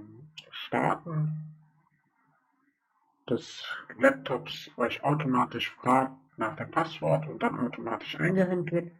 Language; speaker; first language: German; native; German